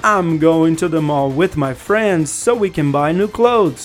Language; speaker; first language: English; non-native, fluent; Portuguese